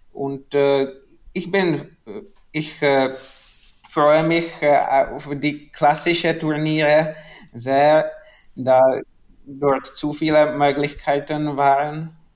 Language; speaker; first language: German; non-native, learner; Czech